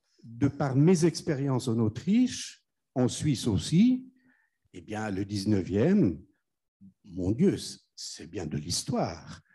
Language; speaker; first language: French; non-native, fluent; German